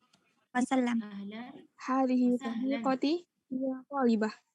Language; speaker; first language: Arabic; non-native, learner; Indonesian